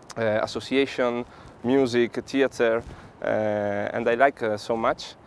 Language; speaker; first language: English; non-native, learner; Italian